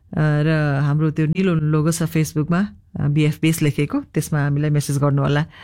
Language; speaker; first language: Nepali; native; Nepali